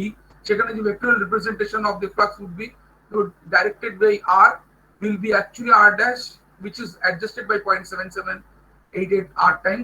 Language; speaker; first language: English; non-native, local second language; Bangla